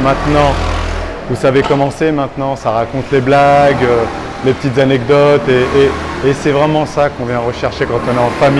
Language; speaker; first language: French; early bilingual, other home language; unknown